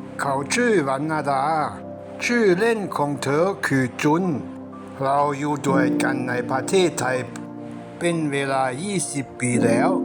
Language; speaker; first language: Thai; non-native, fluent; German